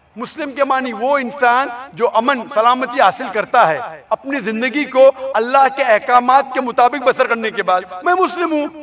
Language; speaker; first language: Hindi; non-native, local second language; Konkani